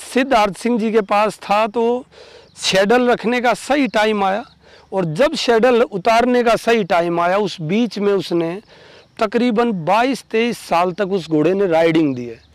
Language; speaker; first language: Hindi; native; Hindi